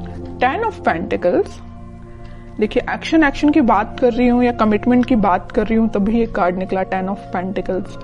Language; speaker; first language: Hindi; native; Hindi